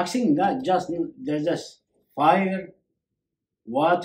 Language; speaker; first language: English; non-native, learner; Kurdish